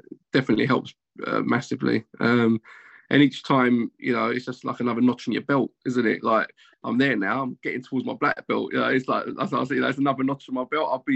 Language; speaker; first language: English; native; English